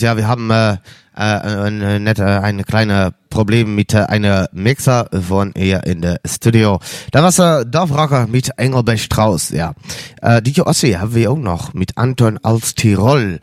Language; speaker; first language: German; non-native, learner; Dutch